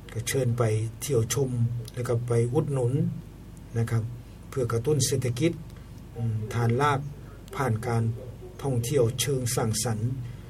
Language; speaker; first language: Thai; native; Thai